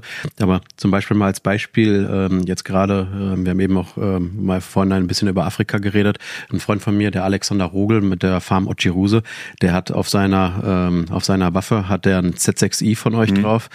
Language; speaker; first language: German; native; German